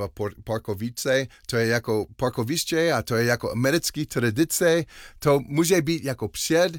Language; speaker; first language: Czech; non-native, learner; English